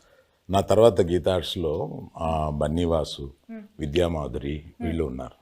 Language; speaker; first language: Telugu; native; Telugu